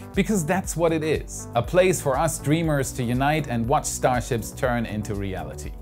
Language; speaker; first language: English; non-native, fluent; German